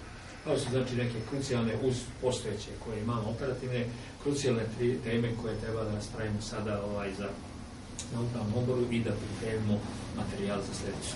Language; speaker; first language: Serbian; native; Serbian